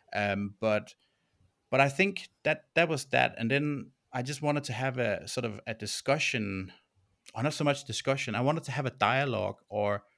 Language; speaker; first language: English; non-native, fluent; Danish